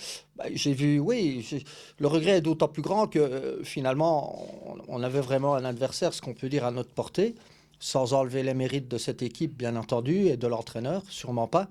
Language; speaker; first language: French; native; French